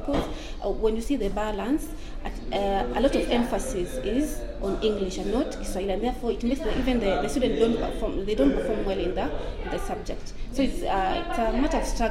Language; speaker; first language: English; non-native, local second language; Swahili